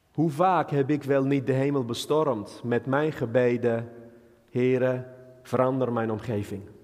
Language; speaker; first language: Dutch; non-native, fluent; Armenian